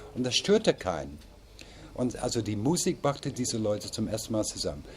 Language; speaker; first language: German; non-native, fluent; English